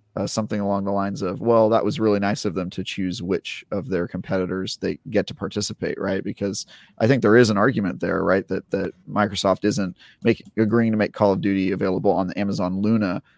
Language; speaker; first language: English; native; English